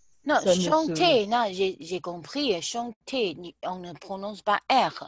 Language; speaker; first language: French; non-native, learner; Chinese